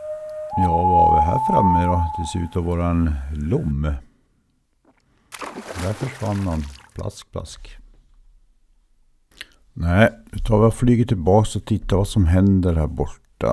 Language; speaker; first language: Swedish; native; Swedish